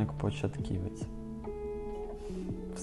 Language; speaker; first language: Ukrainian; non-native, local second language; Russian